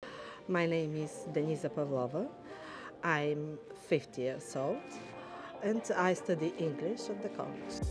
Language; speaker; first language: English; non-native, learner; Bulgarian